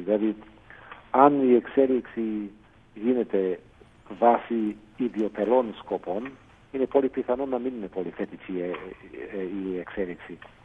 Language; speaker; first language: Greek; non-native, fluent; English